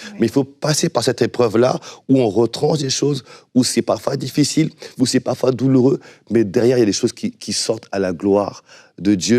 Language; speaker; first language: French; native; French